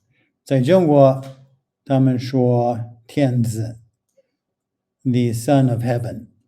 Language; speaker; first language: Chinese; non-native, fluent; English